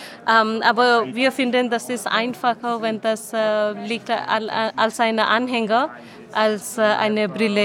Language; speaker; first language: German; non-native, learner; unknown